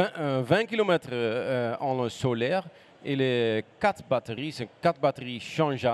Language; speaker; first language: French; non-native, learner; Dutch